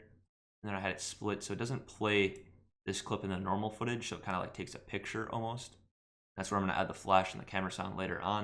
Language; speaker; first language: English; native; English